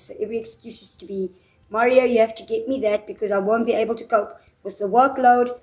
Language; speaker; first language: English; native; English